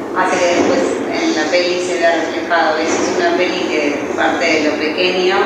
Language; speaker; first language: Spanish; native; Spanish